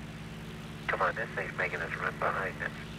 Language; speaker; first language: English; native; English